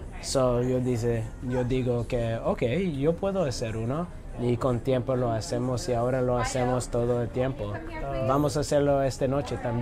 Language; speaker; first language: Spanish; non-native, learner; English